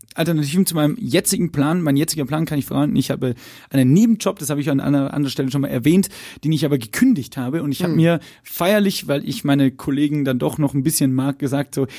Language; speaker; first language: German; native; German